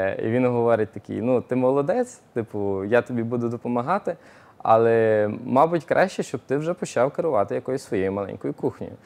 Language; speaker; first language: Ukrainian; native; Ukrainian